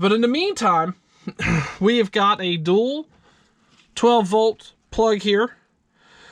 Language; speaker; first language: English; native; English